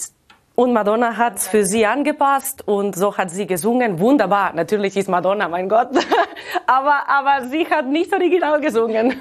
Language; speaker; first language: German; non-native, fluent; Catalan